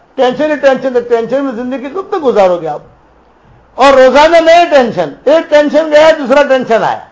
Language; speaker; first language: Urdu; non-native, local second language; Gujarati